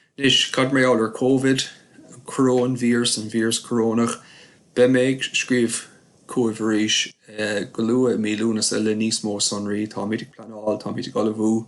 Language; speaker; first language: Irish; native; Irish